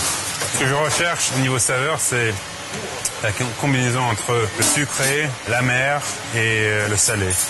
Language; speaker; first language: French; non-native, fluent; Swedish